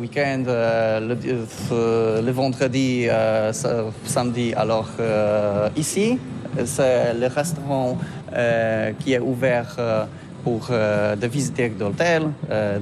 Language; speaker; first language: French; non-native, learner; Polish